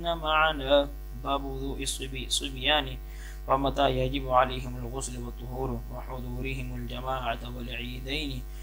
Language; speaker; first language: Arabic; non-native, fluent; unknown